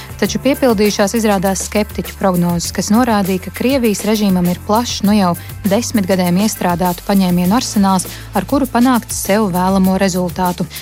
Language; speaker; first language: Latvian; native; Latvian